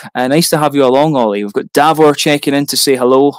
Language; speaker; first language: English; native; English